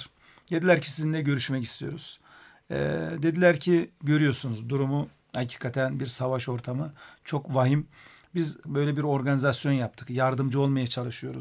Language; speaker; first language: Turkish; native; Turkish